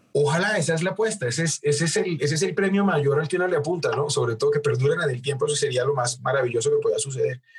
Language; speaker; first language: Spanish; native; Spanish